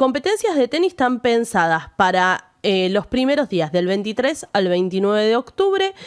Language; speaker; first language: Spanish; native; Spanish